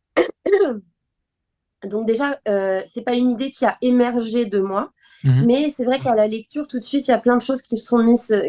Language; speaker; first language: French; native; French